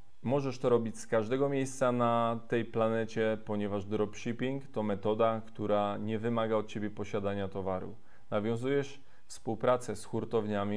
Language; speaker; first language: Polish; native; Polish